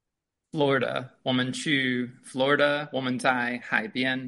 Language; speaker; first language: Chinese; non-native, fluent; English